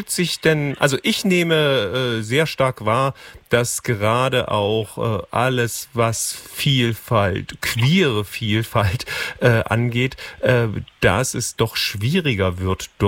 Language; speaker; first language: German; native; German